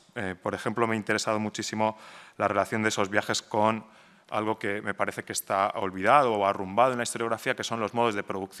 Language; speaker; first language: Spanish; native; Spanish